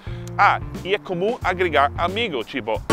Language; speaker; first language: Portuguese; non-native, fluent; English